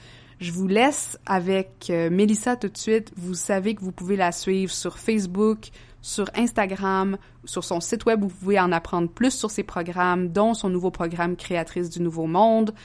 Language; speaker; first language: French; native; French